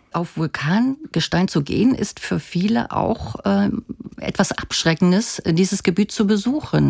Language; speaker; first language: German; native; German